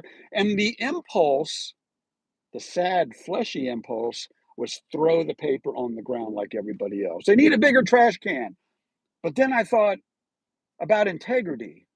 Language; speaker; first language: English; native; English